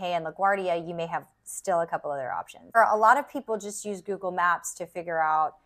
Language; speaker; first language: English; native; English